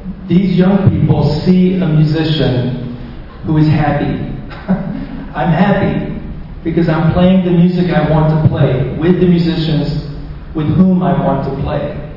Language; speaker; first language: English; native; English